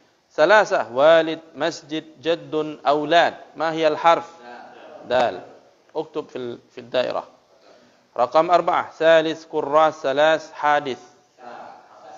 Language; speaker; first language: Arabic; non-native, fluent; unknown